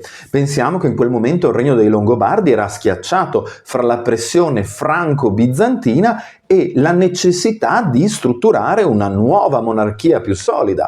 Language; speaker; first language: Italian; native; Italian